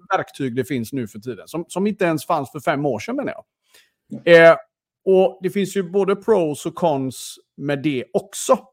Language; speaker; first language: Swedish; native; Swedish